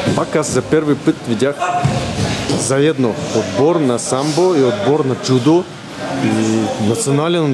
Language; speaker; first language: Bulgarian; non-native, learner; Russian